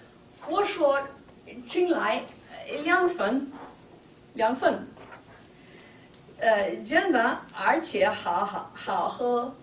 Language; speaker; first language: Chinese; non-native, learner; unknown